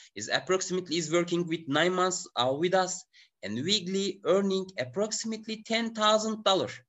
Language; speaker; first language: English; non-native, learner; Turkish